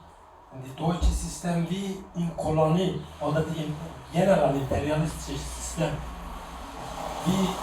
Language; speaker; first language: German; non-native, learner; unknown